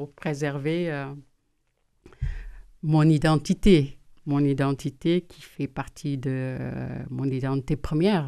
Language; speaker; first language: French; non-native, local second language; Wolof